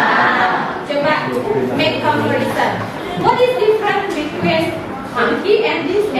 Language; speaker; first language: English; non-native, fluent; Indonesian